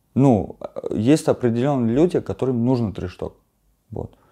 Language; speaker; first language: Russian; non-native, fluent; Armenian